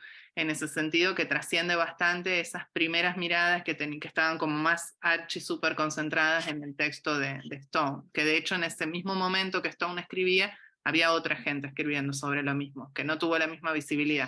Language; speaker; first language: Spanish; native; Spanish